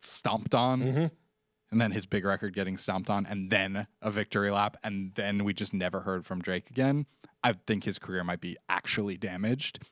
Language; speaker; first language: English; native; English